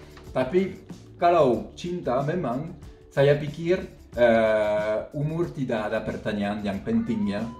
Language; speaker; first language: Indonesian; non-native, fluent; French